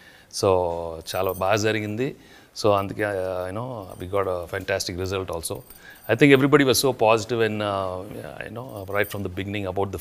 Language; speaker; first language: Telugu; native; Telugu